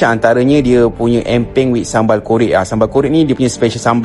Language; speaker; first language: Malay; native; Malay